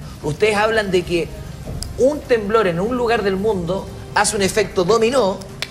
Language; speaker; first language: Spanish; native; Spanish